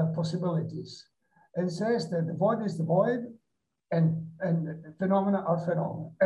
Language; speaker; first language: English; non-native, fluent; Italian